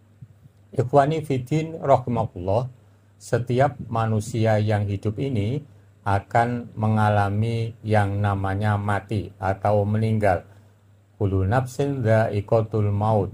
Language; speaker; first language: Indonesian; native; Indonesian